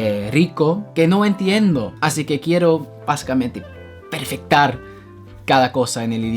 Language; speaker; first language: Spanish; non-native, fluent; English